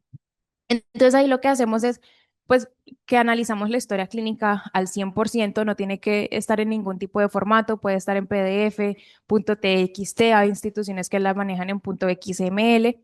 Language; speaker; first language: Spanish; native; Spanish